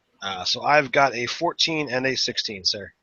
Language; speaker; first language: English; native; English